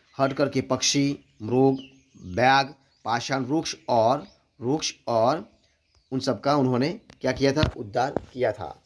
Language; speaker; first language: Hindi; non-native, local second language; Gujarati